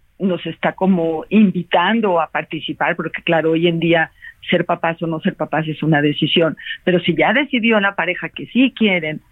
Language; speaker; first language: Spanish; native; Spanish